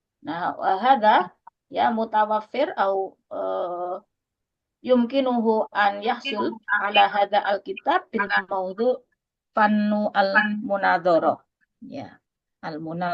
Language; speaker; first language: Arabic; non-native, fluent; Indonesian